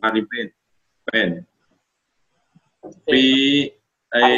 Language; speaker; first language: English; non-native, learner; Vietnamese